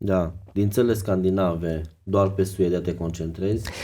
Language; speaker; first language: Romanian; native; Romanian